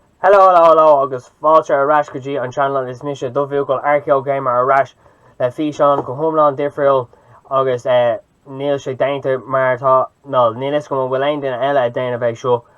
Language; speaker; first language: Irish; non-native, local second language; English